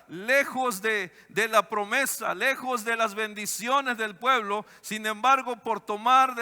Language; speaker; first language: Spanish; native; Spanish